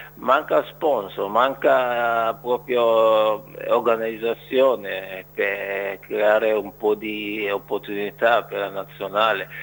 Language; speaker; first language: Italian; non-native, fluent; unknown